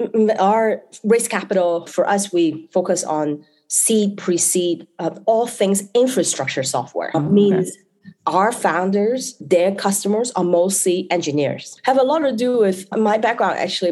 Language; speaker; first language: English; non-native, local second language; Cantonese